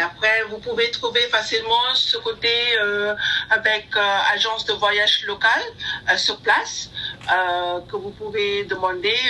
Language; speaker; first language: French; non-native, learner; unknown